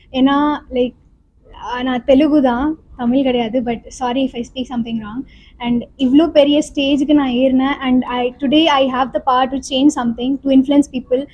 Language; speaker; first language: Tamil; non-native, learner; Telugu